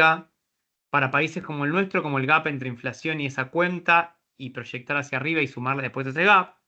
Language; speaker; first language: Spanish; native; Spanish